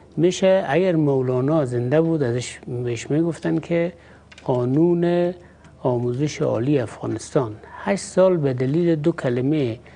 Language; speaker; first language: Persian; native; Persian